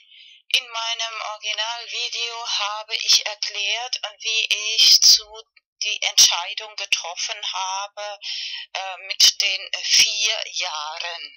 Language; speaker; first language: German; non-native, learner; Spanish